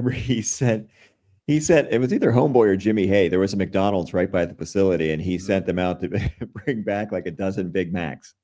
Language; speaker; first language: English; native; English